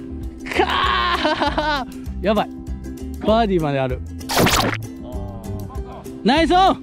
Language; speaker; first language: Japanese; native; Japanese